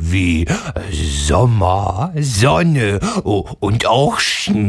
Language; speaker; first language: German; native; German